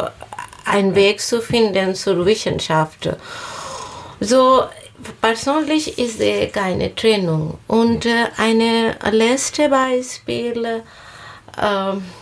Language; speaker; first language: German; non-native, learner; Bangla